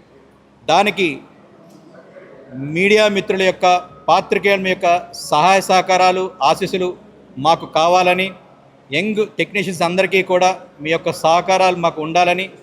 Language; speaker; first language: Telugu; native; Telugu